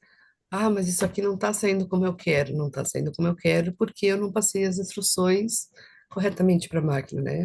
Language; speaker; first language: Portuguese; native; Portuguese